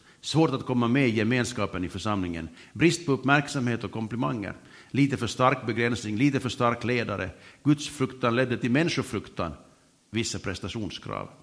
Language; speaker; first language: Swedish; native; Swedish